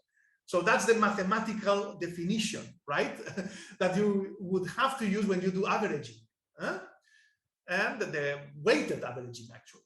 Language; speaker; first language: English; non-native, fluent; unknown